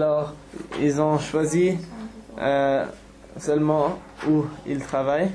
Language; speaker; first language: French; non-native, fluent; English